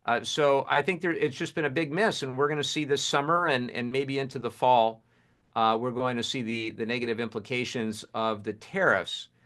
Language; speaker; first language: English; native; English